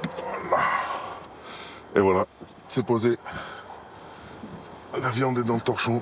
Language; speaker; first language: French; native; French